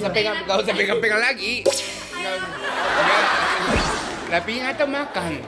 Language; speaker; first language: Indonesian; non-native, fluent; Japanese